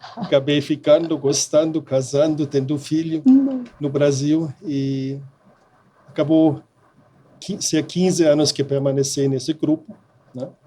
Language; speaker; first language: Portuguese; non-native, fluent; German